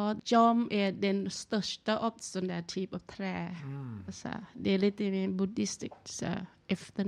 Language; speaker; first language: Swedish; non-native, learner; Thai